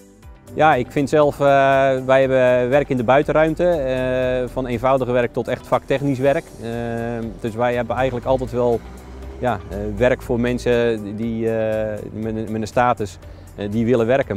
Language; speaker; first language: Dutch; native; Dutch